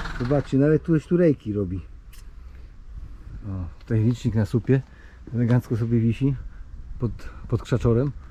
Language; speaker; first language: Polish; native; Polish